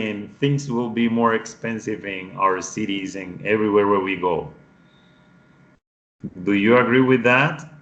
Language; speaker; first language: English; non-native, fluent; Spanish